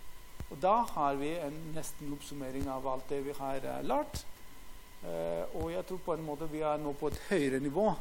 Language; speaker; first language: Norwegian; non-native, fluent; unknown